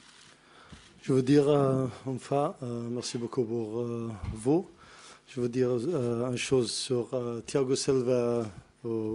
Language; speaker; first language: French; non-native, learner; Arabic